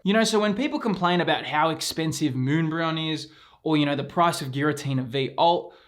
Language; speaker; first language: English; native; English